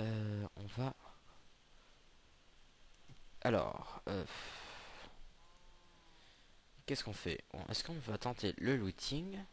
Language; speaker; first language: French; native; French